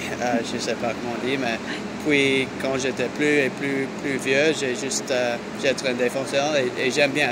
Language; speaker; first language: French; non-native, learner; English